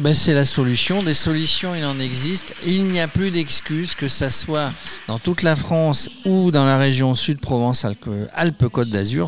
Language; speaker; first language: French; native; French